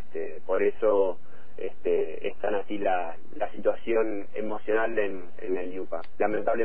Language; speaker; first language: Spanish; native; Spanish